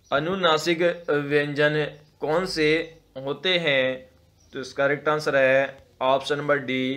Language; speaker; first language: Hindi; native; Hindi